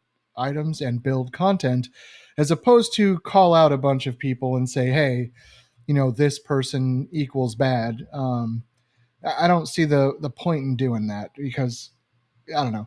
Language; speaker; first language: English; native; English